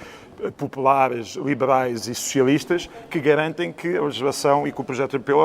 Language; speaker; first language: Portuguese; native; Portuguese